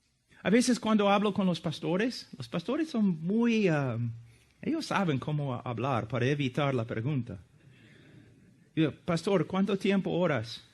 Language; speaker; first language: Spanish; non-native, fluent; English